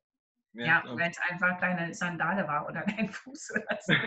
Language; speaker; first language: German; native; German